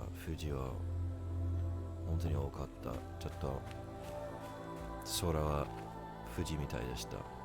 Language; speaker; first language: Japanese; non-native, learner; English